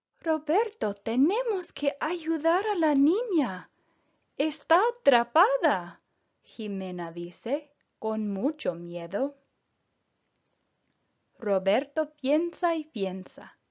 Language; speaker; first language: Spanish; non-native, fluent; English